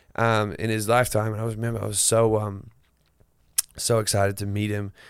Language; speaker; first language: English; native; English